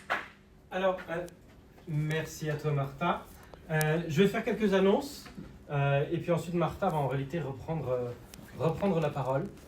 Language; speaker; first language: French; native; French